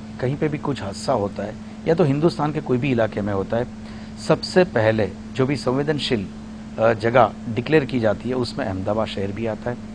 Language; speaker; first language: Hindi; non-native, local second language; Gujarati